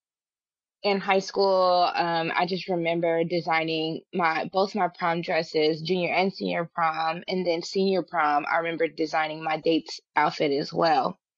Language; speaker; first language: English; native; English